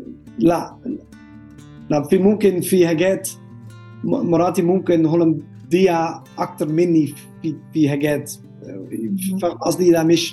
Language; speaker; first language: Arabic; non-native, learner; Dutch